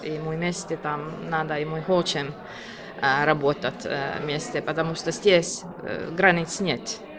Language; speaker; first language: Russian; non-native, learner; Finnish